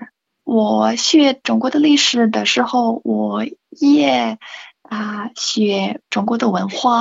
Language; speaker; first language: Chinese; non-native, learner; English